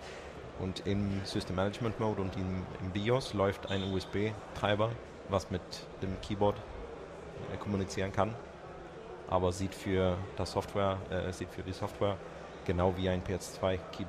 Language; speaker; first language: German; non-native, fluent; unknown